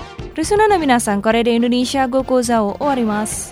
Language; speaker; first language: Japanese; non-native, fluent; Indonesian